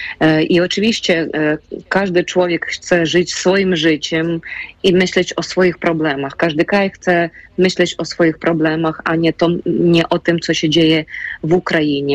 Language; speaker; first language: Polish; non-native, fluent; Ukrainian